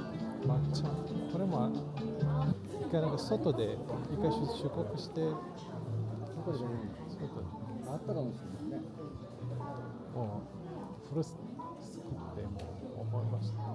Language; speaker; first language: Japanese; non-native, fluent; Chinese